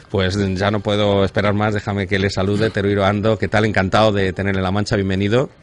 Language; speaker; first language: Spanish; native; Spanish